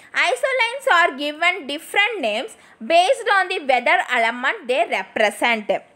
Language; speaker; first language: English; non-native, local second language; Tamil